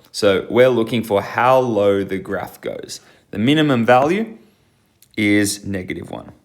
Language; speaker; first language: English; native; English